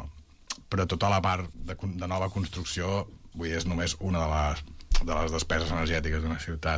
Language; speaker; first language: Catalan; native; Catalan